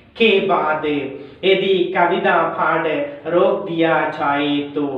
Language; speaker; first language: Hindi; non-native, local second language; Malayalam